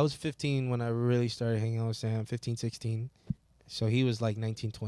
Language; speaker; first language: English; native; English